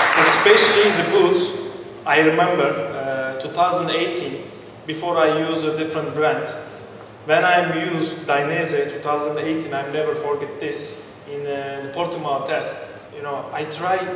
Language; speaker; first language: English; non-native, learner; Turkish